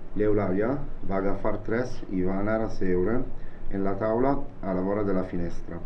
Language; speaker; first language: Catalan; non-native, learner; Italian